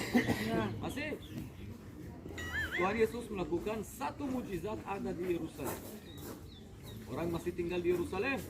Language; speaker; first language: Indonesian; non-native, fluent; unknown